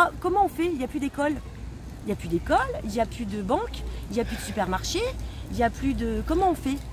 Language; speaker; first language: French; native; French